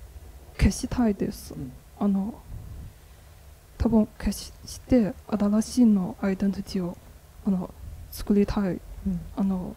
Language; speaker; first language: Japanese; non-native, learner; Chinese